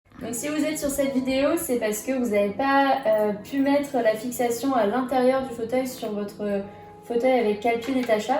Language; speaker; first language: French; native; French